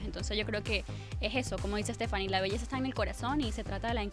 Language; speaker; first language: Spanish; native; Spanish